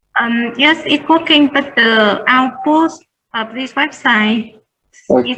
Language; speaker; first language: English; non-native, learner; Vietnamese